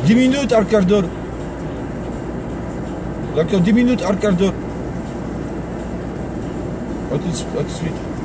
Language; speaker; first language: French; non-native, learner; Polish